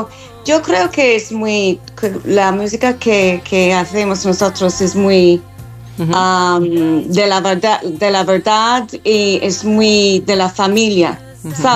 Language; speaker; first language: Spanish; non-native, fluent; English